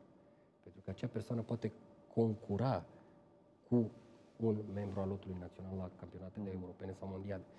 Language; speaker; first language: Romanian; native; Romanian